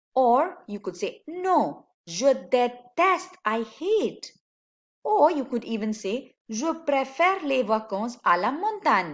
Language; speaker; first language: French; non-native, fluent; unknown